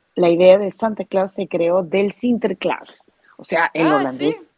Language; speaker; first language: Spanish; native; Spanish